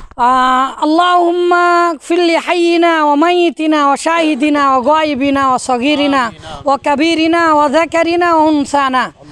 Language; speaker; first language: Arabic; non-native, fluent; Bangla